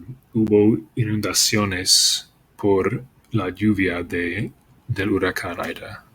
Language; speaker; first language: Spanish; non-native, fluent; English